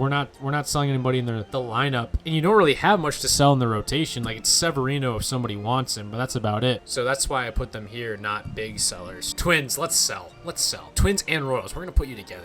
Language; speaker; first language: English; native; English